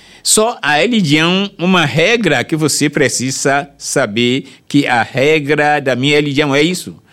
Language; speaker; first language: Portuguese; non-native, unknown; Yoruba